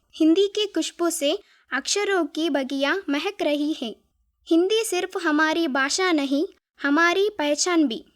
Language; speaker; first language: Hindi; non-native, local second language; Telugu